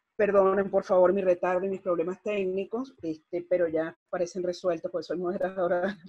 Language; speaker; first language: Spanish; native; Spanish